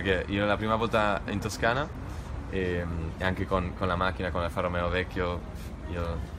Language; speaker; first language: Italian; non-native, fluent; Spanish